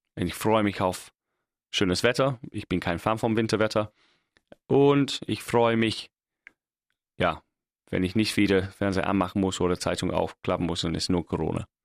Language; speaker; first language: German; non-native, fluent; English